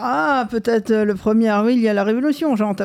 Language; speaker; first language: French; native; French